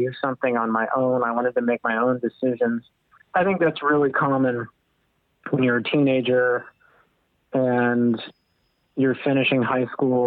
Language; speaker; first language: English; native; English